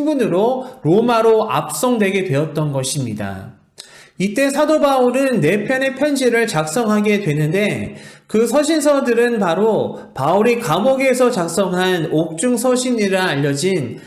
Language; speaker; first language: Korean; native; Korean